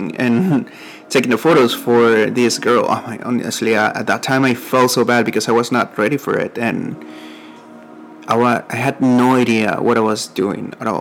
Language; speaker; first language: English; non-native, fluent; Spanish